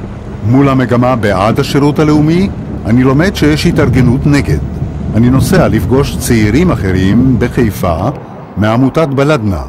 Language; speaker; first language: Hebrew; native; Hebrew